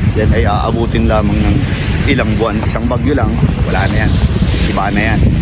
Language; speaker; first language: Filipino; non-native, local second language; Bikol